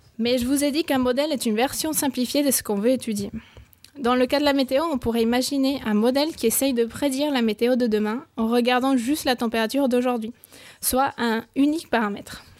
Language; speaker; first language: French; non-native, fluent; Spanish